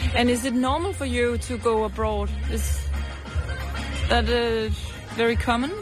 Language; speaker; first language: English; non-native, fluent; Danish